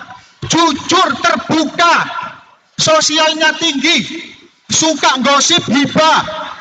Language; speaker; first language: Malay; non-native, local second language; Javanese